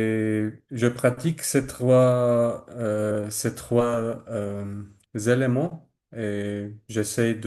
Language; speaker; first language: French; non-native, learner; Arabic